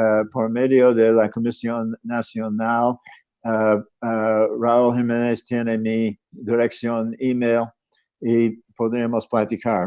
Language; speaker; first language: Spanish; non-native, fluent; English